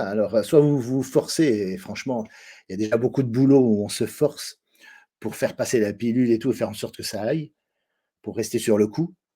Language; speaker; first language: French; native; French